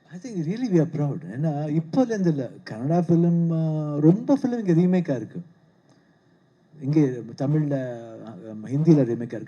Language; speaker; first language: Tamil; non-native, local second language; Kannada